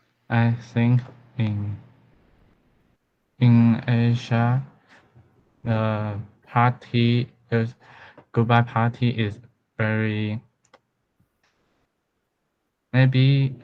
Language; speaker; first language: English; non-native, learner; Chinese